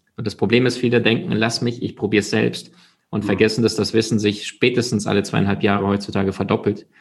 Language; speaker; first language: German; early bilingual, other home language; Russian